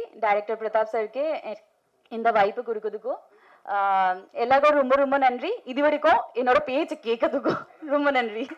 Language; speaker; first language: Tamil; non-native, fluent; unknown